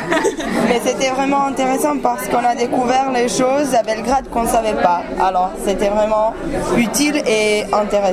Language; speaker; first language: French; non-native, learner; Serbian